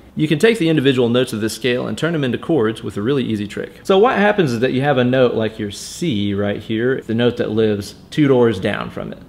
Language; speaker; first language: English; native; English